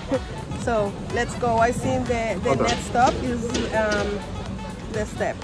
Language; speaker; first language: English; non-native, learner; Spanish